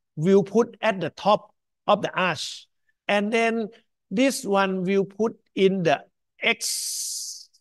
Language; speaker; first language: English; non-native, fluent; Thai